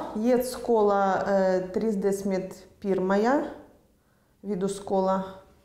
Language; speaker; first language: Latvian; non-native, learner; Russian